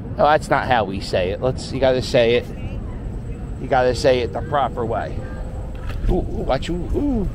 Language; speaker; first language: English; native; English